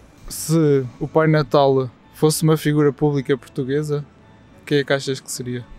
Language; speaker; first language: Portuguese; native; Portuguese